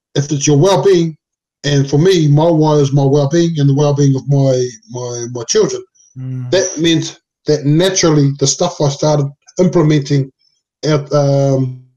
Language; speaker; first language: English; non-native, local second language; Samoan